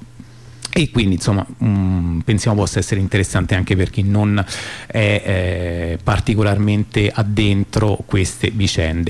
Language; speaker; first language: Italian; native; Italian